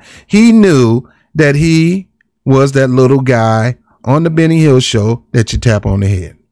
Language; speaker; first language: English; native; English